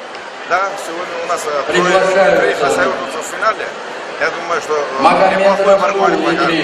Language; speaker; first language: Russian; non-native, local second language; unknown